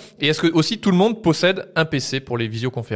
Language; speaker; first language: French; native; French